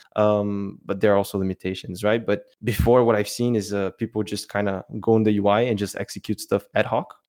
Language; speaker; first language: English; non-native, fluent; Portuguese